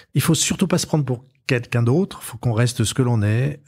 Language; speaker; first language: French; native; French